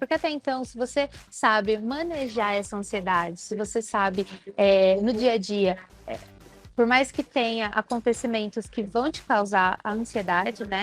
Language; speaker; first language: Portuguese; native; Portuguese